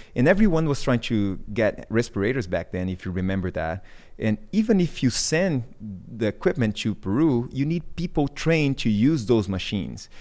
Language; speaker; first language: English; non-native, fluent; Portuguese